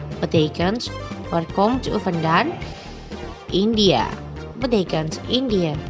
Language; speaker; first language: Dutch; non-native, fluent; Indonesian